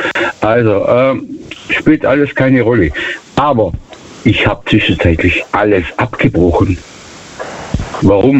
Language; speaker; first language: German; native; German